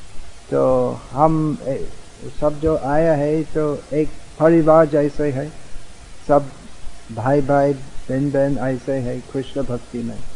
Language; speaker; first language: Hindi; non-native, learner; English